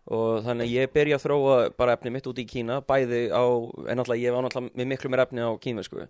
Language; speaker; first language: Icelandic; early bilingual, heritage; Icelandic